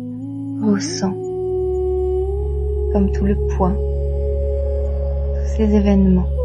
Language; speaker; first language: French; native; French